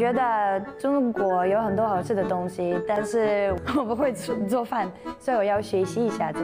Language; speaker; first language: Chinese; non-native, fluent; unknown